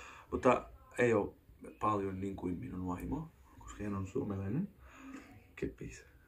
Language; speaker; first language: Finnish; non-native, learner; Turkish